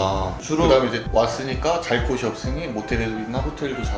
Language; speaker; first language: Korean; native; Korean